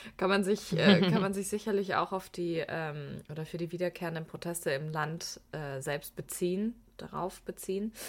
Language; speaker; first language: German; early bilingual, other home language; Persian